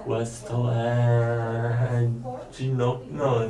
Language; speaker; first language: Italian; non-native, learner; Polish